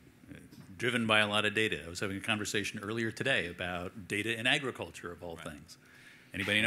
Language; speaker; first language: English; native; English